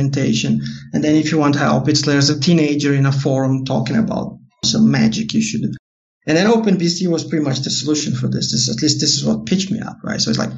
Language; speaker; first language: English; non-native, fluent; Portuguese